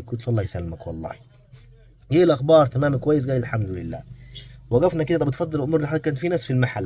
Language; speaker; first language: Arabic; native; Arabic